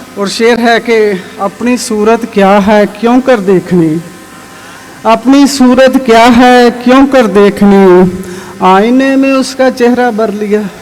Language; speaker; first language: Urdu; non-native, local second language; Punjabi